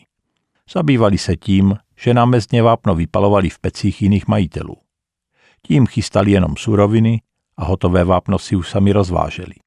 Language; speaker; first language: Czech; native; Czech